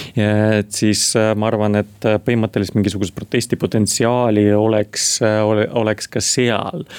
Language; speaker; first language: Estonian; non-native, local second language; Russian